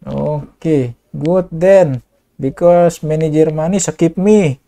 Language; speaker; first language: English; non-native, learner; Indonesian